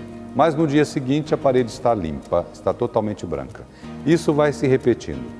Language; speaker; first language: Portuguese; native; Portuguese